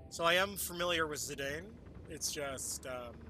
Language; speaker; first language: English; native; English